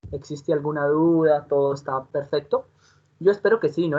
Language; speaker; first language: Spanish; native; Spanish